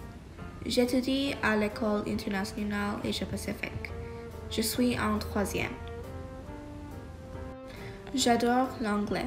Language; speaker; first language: French; non-native, learner; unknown